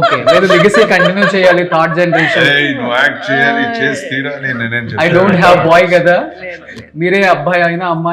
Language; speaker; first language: Telugu; native; Telugu